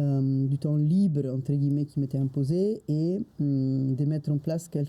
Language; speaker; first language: French; non-native, fluent; Italian